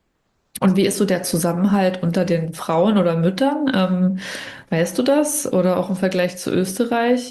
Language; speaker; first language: German; native; German